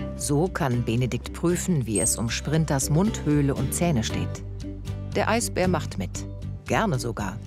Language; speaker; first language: German; native; German